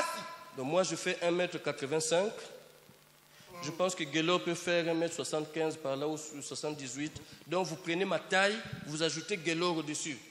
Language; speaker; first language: French; non-native, local second language; Lingala